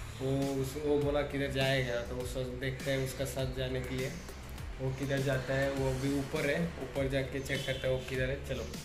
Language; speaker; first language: Hindi; non-native, local second language; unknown